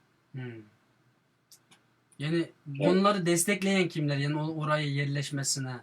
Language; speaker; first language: Turkish; non-native, fluent; Uyghur